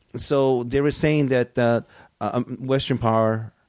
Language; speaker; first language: English; early bilingual, other home language; Japanese